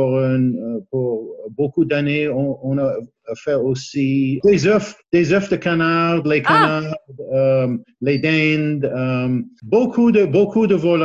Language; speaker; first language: French; non-native, learner; English